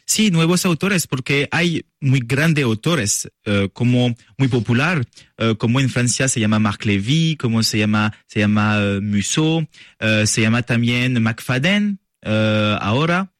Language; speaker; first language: Spanish; non-native, learner; French